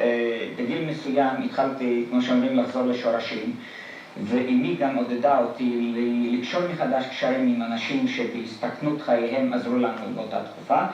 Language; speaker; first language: Hebrew; non-native, fluent; Polish